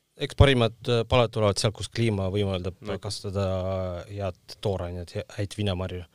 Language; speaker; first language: Estonian; non-native, local second language; Russian